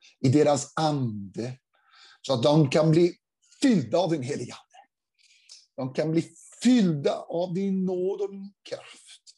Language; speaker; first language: Swedish; non-native, fluent; Portuguese